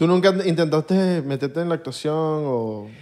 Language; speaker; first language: Spanish; native; Spanish